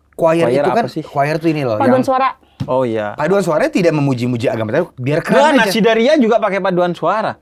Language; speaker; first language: Indonesian; native; Indonesian